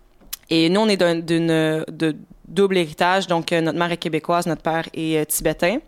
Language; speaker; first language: French; native; French